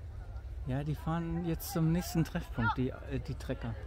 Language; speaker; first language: German; native; German